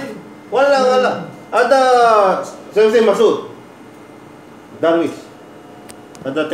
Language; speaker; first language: Arabic; non-native, learner; Filipino